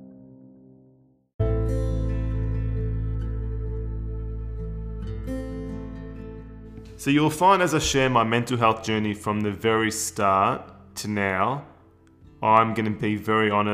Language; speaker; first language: English; native; English